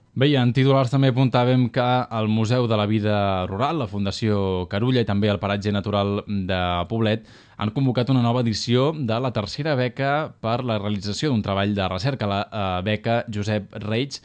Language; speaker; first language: Catalan; native; Catalan